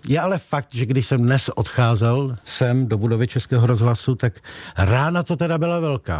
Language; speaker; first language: Czech; native; Czech